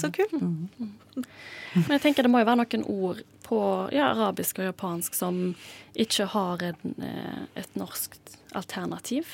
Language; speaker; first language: Norwegian; native; Norwegian